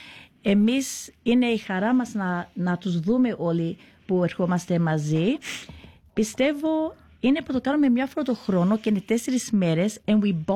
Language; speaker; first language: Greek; early bilingual, heritage; Greek